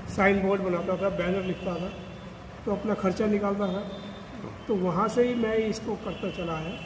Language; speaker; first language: Hindi; native; Hindi